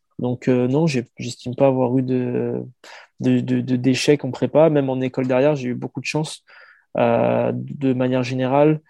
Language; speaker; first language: French; native; French